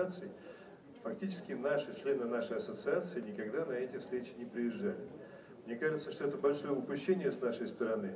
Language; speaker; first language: Russian; native; Russian